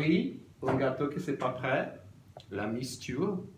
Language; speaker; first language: French; non-native, learner; Portuguese